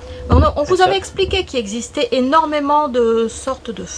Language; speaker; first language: French; native; French